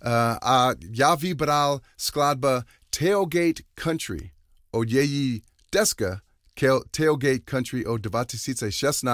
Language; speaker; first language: Czech; non-native, learner; English